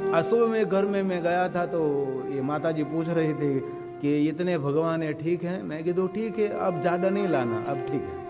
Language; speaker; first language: Hindi; non-native, local second language; Gujarati